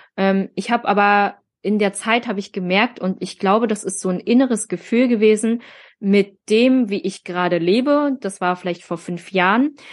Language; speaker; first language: German; early bilingual, other home language; Vietnamese